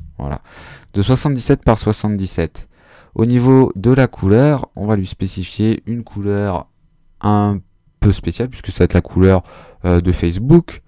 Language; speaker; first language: French; native; French